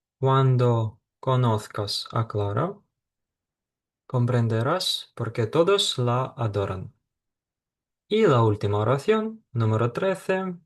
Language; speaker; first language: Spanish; non-native, fluent; Ukrainian